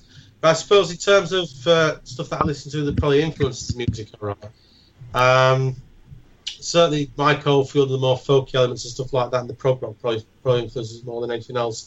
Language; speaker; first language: English; native; English